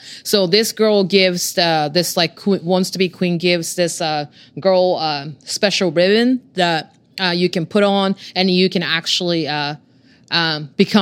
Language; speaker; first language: English; non-native, fluent; Japanese